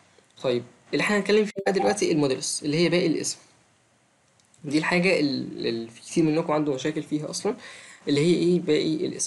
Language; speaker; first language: Arabic; native; Arabic